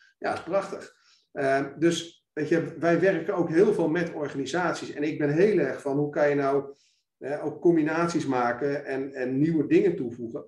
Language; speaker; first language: Dutch; native; Dutch